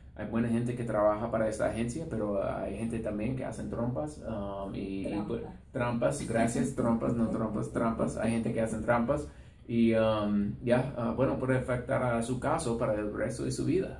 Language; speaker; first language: Spanish; non-native, fluent; English